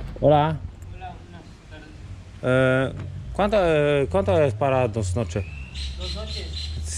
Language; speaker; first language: Spanish; non-native, learner; Polish